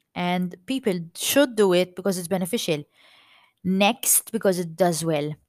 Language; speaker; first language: English; non-native, fluent; Maltese